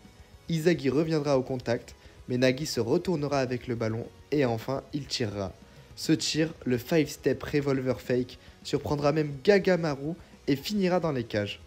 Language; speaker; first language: French; native; French